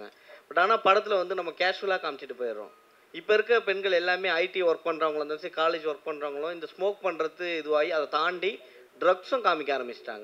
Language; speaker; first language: Tamil; native; Tamil